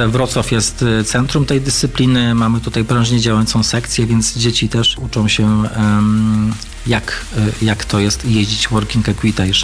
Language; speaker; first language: Polish; native; Polish